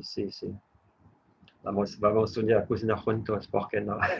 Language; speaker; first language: Spanish; non-native, learner; French